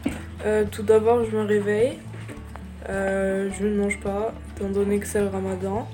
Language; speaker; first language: French; non-native, local second language; Arabic